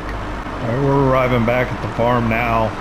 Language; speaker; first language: English; native; English